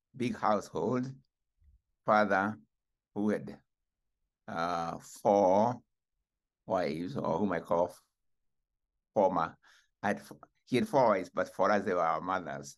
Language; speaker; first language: English; non-native, local second language; Kikuyu